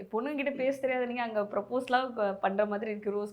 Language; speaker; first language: Tamil; native; Tamil